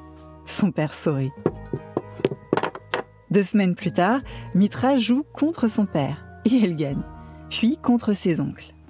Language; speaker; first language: French; native; French